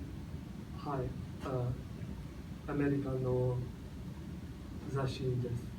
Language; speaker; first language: Japanese; non-native, learner; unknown